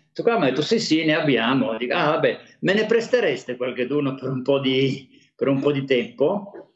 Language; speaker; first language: Italian; native; Italian